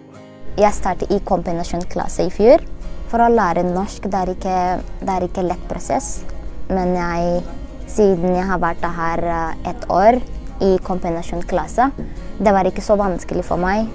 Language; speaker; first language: Norwegian; non-native, learner; Tigrinya